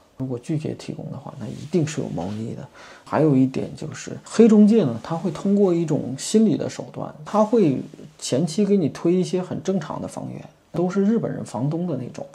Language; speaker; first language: Chinese; native; Chinese